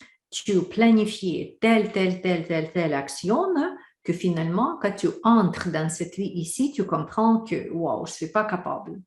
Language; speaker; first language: French; non-native, fluent; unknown